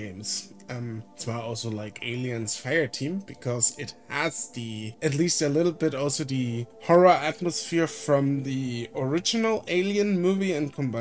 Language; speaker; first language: English; non-native, fluent; German